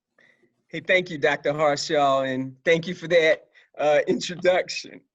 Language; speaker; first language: English; native; English